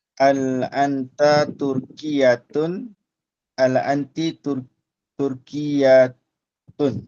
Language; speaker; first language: Arabic; non-native, learner; Malay